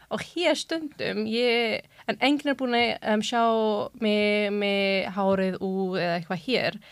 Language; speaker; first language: Icelandic; non-native, learner; Urdu